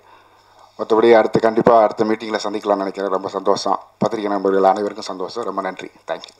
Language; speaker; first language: Tamil; native; Tamil